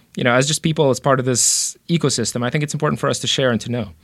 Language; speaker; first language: English; early bilingual, other home language; Romanian